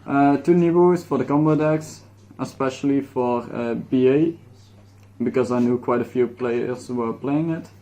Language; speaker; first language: English; non-native, fluent; Dutch